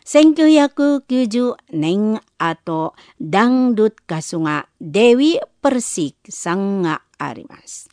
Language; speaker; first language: Japanese; non-native, fluent; Indonesian